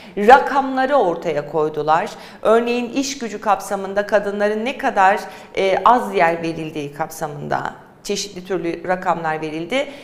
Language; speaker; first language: Turkish; native; Turkish